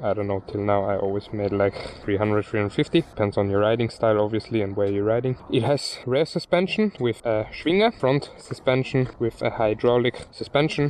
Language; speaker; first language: English; non-native, fluent; German